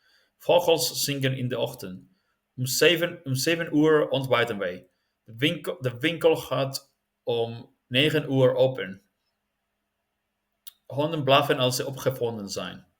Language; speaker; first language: Dutch; non-native, learner; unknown